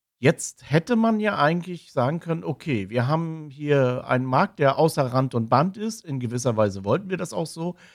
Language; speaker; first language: German; native; German